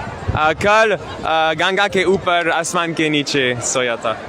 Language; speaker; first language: Hindi; non-native, learner; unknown